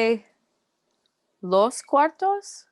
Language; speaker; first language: Spanish; non-native, learner; English